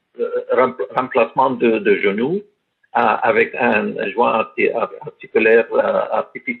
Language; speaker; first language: French; non-native, learner; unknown